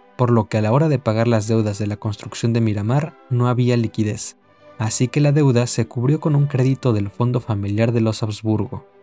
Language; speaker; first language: Spanish; native; Spanish